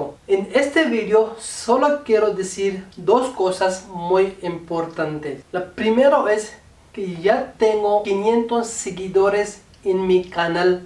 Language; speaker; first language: Spanish; non-native, learner; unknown